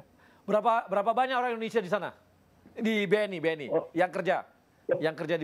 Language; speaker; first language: Indonesian; native; Indonesian